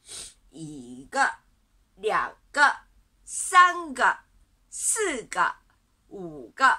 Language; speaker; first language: Chinese; non-native, fluent; Japanese